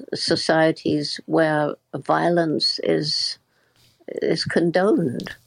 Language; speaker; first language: English; native; English